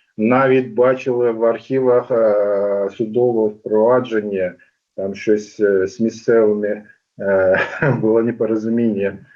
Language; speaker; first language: Ukrainian; non-native, local second language; Crimean Tatar